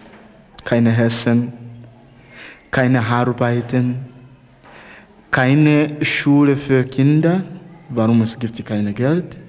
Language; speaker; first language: German; non-native, learner; Swahili